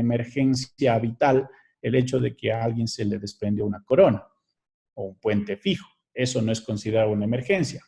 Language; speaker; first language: Spanish; native; Spanish